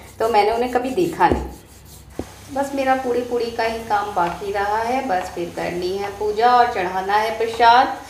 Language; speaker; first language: Hindi; native; Hindi